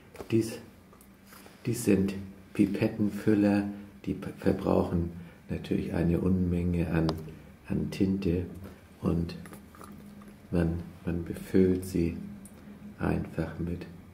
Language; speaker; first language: German; native; German